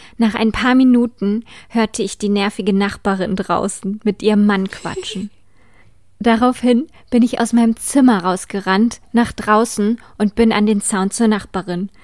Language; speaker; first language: German; native; German